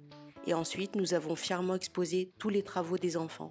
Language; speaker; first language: French; early bilingual, other home language; Malagasy